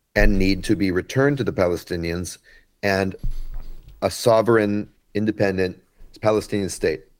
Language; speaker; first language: English; native; English